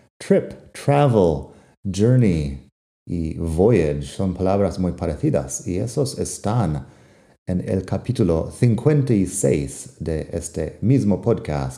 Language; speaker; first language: Spanish; non-native, fluent; English